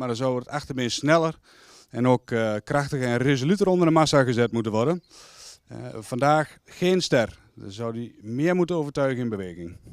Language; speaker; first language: Dutch; native; Dutch